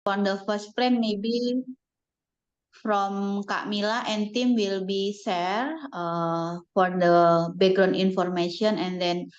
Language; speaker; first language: English; non-native, learner; Indonesian